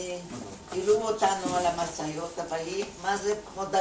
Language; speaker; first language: Hebrew; non-native, fluent; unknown